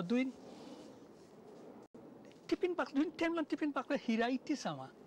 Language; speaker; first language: Welsh; non-native, fluent; Bangla